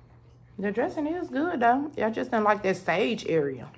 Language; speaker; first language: English; native; English